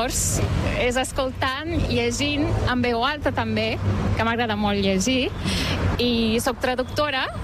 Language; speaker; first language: Catalan; non-native, fluent; Turkish